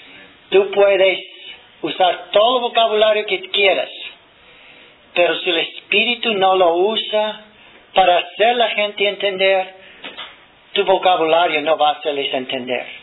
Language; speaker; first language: Spanish; non-native, fluent; English